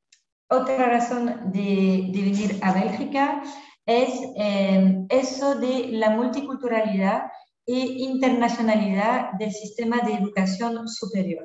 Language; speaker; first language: Spanish; non-native, fluent; French